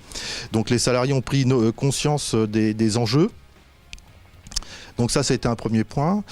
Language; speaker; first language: French; native; French